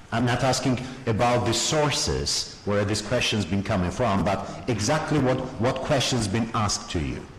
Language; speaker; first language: English; non-native, fluent; Georgian